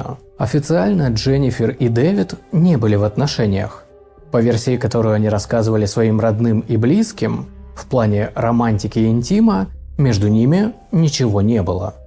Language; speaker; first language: Russian; native; Russian